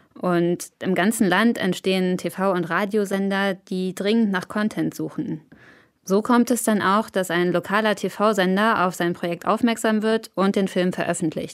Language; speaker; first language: German; native; German